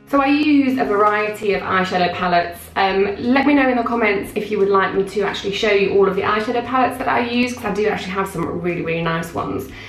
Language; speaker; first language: English; native; English